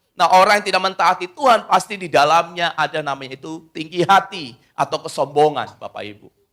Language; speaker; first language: Indonesian; native; Indonesian